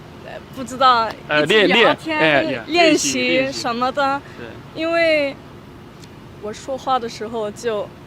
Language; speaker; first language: Chinese; non-native, learner; German